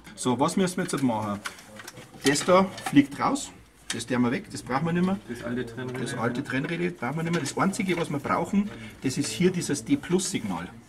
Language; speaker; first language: German; native; German